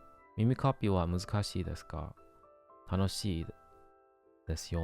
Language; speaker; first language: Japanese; non-native, learner; English